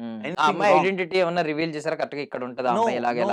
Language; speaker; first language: Telugu; native; Telugu